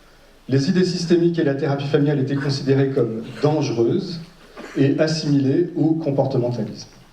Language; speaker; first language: French; native; French